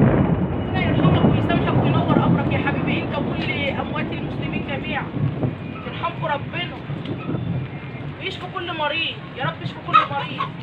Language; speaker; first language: Arabic; native; Arabic